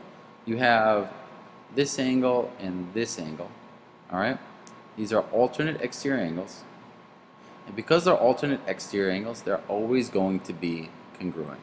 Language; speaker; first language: English; native; English